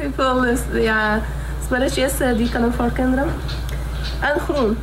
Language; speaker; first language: Dutch; non-native, learner; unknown